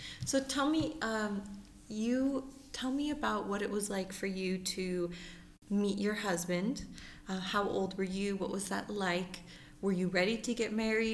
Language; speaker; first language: English; early bilingual, other home language; Persian